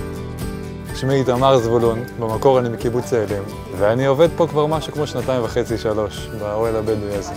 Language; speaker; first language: Hebrew; native; Hebrew